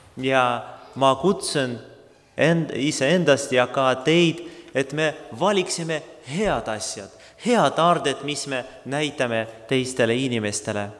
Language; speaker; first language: Estonian; non-native, local second language; Russian